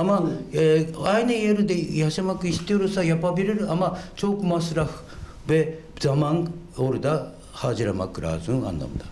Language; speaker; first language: Turkish; non-native, fluent; Japanese